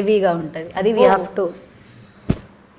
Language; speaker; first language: Telugu; non-native, learner; Malayalam